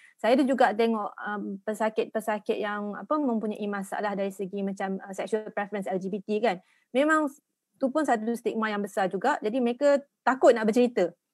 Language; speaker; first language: Malay; native; Malay